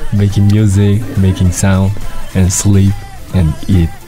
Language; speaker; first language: English; non-native, learner; Korean